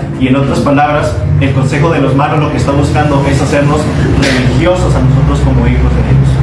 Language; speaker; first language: Spanish; native; Spanish